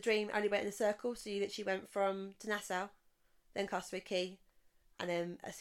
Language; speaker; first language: English; native; English